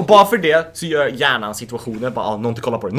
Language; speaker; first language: Swedish; early bilingual, other home language; Lithuanian